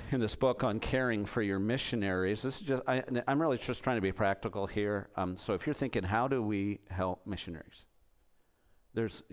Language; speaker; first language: English; native; English